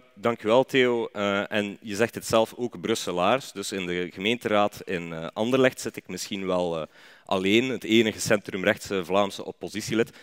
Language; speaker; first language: Dutch; native; Dutch